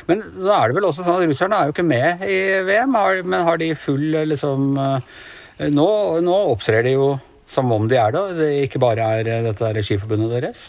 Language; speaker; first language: Norwegian; native; Norwegian